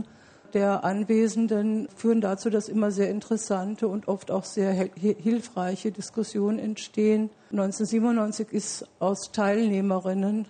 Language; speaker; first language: German; native; German